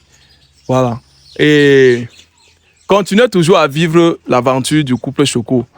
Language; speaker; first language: French; native; French